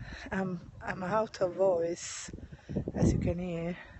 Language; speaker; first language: English; non-native, fluent; Italian